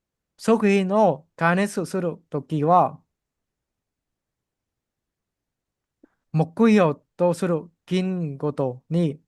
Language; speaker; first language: Japanese; non-native, fluent; Vietnamese